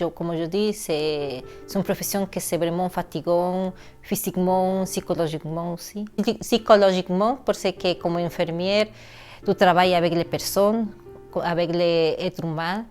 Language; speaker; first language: French; non-native, fluent; Spanish